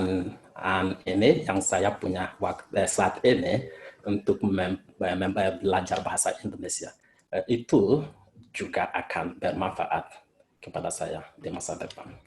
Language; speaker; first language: Indonesian; non-native, fluent; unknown